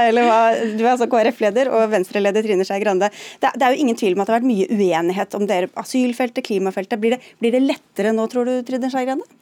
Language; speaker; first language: Norwegian; native; Norwegian